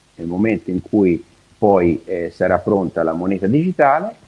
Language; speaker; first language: Italian; native; Italian